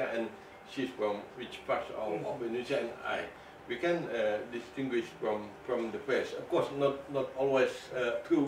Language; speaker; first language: English; non-native, fluent; Indonesian